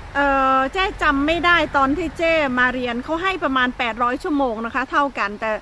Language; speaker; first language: Thai; native; Thai